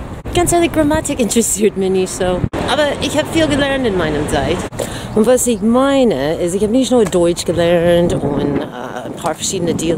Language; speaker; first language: German; non-native, fluent; English